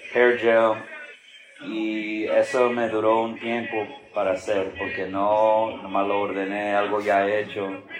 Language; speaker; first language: Spanish; early bilingual, heritage; Spanish